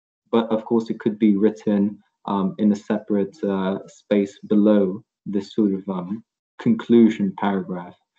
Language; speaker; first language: English; non-native, fluent; Lithuanian